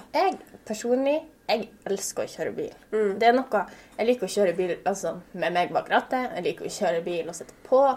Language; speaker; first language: Norwegian; native; Norwegian